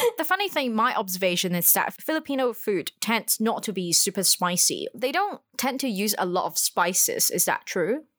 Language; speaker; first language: English; non-native, local second language; Cantonese